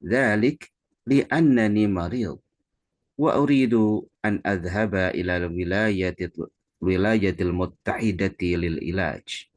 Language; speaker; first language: Arabic; non-native, fluent; Indonesian